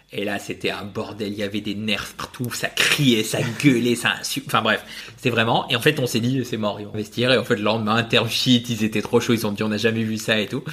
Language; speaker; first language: French; non-native, fluent; Spanish